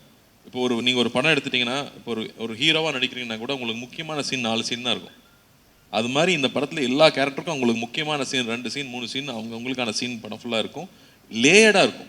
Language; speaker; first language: Tamil; native; Tamil